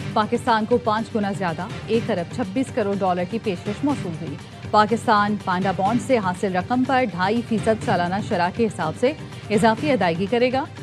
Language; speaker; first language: Urdu; native; Urdu